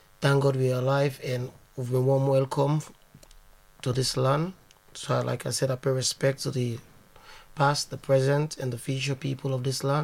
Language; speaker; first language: English; non-native, local second language; Krio